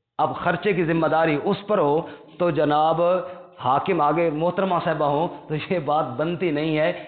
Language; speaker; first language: Urdu; non-native, local second language; Punjabi